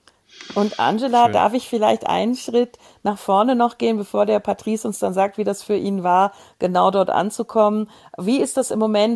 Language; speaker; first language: German; native; German